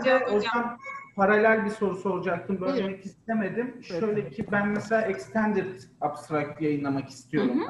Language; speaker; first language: Turkish; native; Turkish